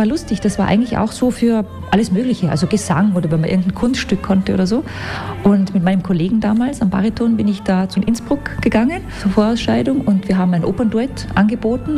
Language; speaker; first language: German; native; German